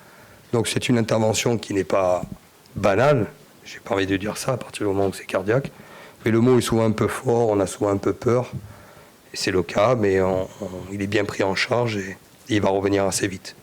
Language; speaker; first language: French; native; French